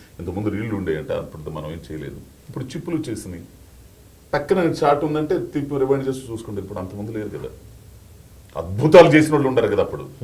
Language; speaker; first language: Telugu; native; Telugu